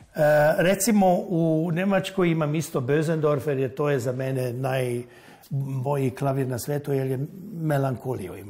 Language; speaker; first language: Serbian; non-native, local second language; Hungarian